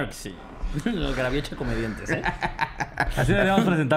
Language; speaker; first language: Spanish; native; Spanish